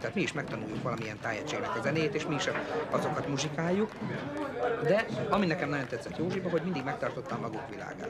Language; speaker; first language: Hungarian; native; Hungarian